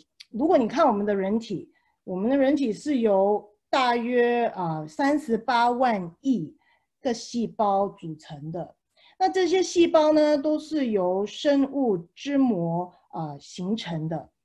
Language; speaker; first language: Chinese; early bilingual, heritage; Chinese